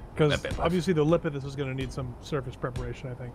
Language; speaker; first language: English; native; English